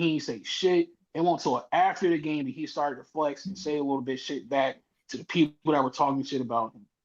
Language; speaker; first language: English; native; English